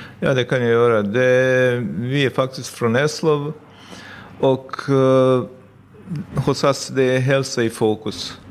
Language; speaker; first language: Swedish; non-native, fluent; Bosnian